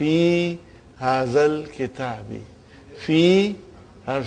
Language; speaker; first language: Arabic; non-native, fluent; Urdu